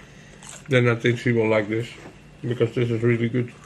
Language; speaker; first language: English; non-native, fluent; Dutch